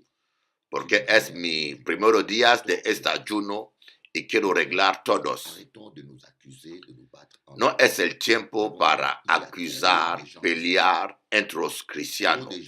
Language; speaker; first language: Spanish; non-native, learner; French